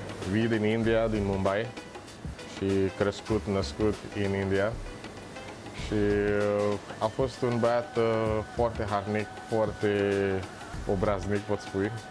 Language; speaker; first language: Romanian; non-native, learner; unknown